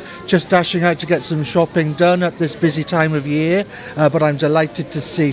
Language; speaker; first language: English; native; English